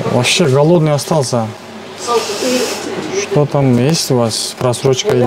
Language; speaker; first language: Russian; non-native, learner; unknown